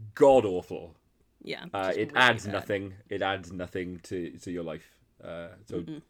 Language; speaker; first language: English; native; English